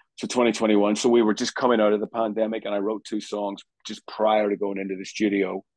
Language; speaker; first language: English; native; English